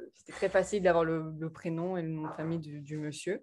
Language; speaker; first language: French; early bilingual, other home language; English